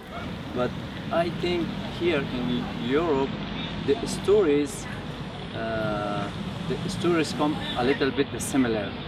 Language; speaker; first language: English; non-native, learner; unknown